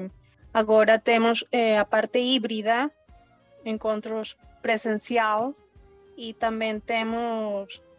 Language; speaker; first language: Portuguese; early bilingual, heritage; Spanish